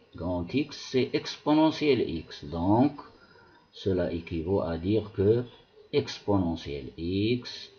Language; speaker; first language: French; non-native, local second language; Arabic